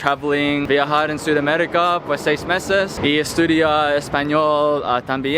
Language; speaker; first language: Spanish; non-native, learner; English